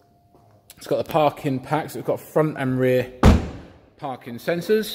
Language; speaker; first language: English; native; English